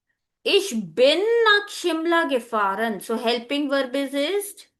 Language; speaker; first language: German; non-native, learner; Hindi